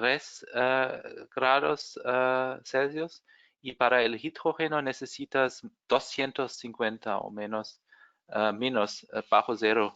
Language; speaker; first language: Spanish; non-native, fluent; German